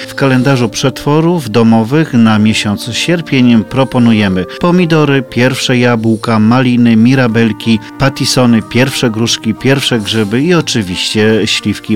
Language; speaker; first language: Polish; native; Polish